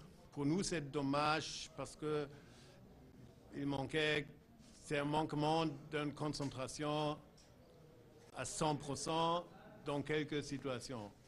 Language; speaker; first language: French; non-native, fluent; German